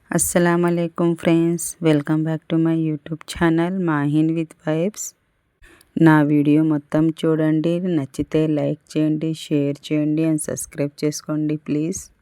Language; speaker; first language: Telugu; non-native, local second language; Urdu